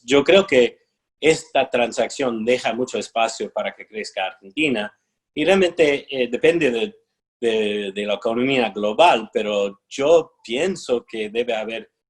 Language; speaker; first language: Spanish; non-native, fluent; English